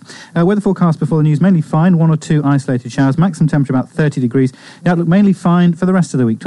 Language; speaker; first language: English; native; English